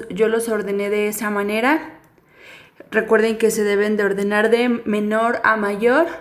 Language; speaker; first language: Spanish; native; Spanish